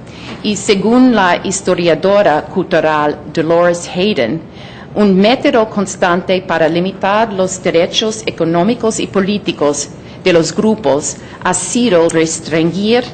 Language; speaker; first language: Spanish; non-native, fluent; English